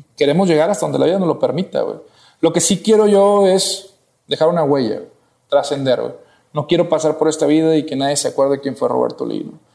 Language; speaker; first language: Spanish; native; Spanish